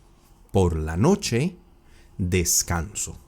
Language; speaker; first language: Spanish; non-native, fluent; English